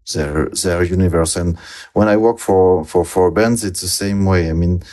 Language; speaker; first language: English; non-native, learner; French